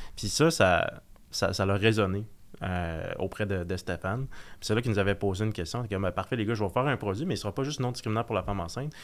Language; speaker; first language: French; native; French